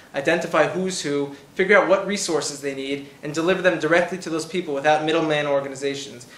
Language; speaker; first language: English; native; English